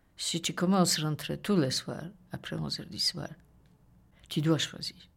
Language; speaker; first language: French; non-native, fluent; Polish